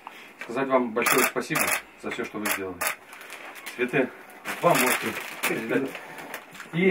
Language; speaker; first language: Russian; non-native, local second language; Romanian